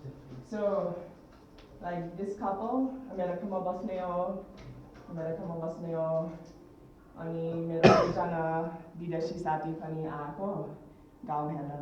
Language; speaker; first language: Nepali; early bilingual, heritage; Nepali